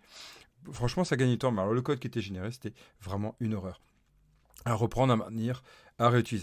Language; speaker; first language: French; native; French